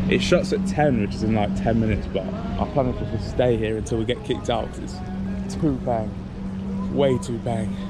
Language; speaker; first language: English; native; English